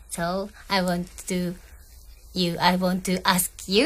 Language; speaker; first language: English; non-native, learner; Japanese